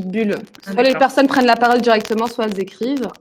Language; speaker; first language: French; native; French